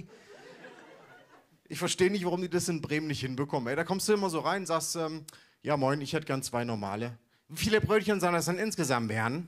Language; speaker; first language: German; native; German